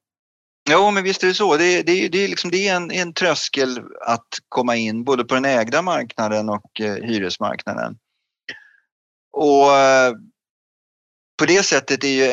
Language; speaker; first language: Swedish; native; Swedish